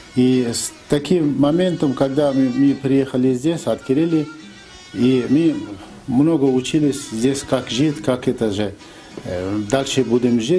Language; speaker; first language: Russian; non-native, fluent; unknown